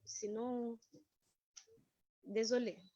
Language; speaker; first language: French; non-native, local second language; Haitian Creole